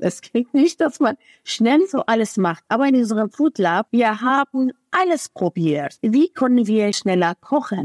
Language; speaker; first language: German; non-native, fluent; Persian